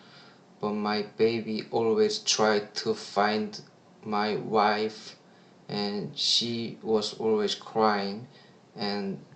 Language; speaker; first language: English; non-native, learner; Korean